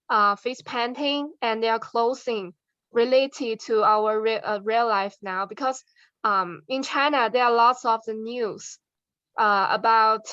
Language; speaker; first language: English; non-native, learner; Chinese